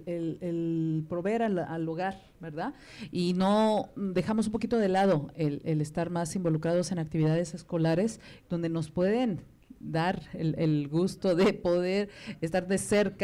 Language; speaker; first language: Spanish; native; Spanish